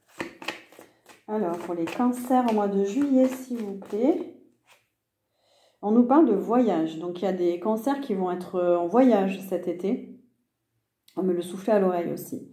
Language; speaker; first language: French; native; French